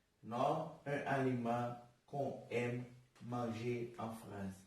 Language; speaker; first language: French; non-native, learner; Portuguese